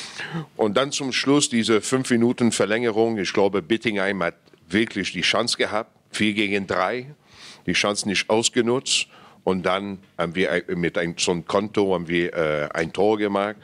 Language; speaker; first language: German; non-native, fluent; English